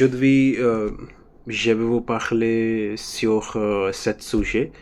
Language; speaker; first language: French; non-native, learner; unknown